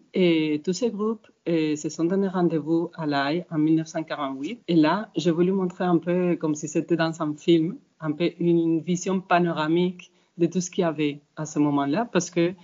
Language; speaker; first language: French; non-native, fluent; Spanish